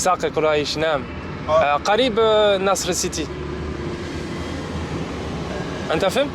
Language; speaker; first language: Arabic; non-native, learner; French